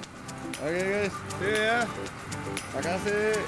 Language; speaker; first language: Indonesian; non-native, learner; Danish